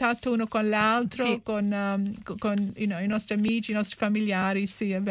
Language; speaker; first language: Italian; early bilingual, heritage; Italian